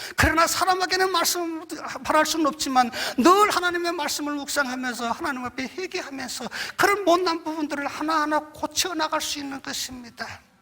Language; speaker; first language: Korean; native; Korean